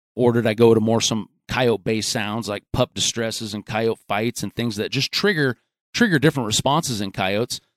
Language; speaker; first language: English; native; English